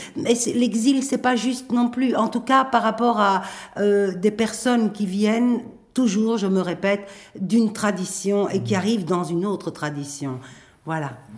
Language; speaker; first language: French; native; French